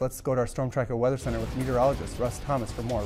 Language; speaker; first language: English; native; English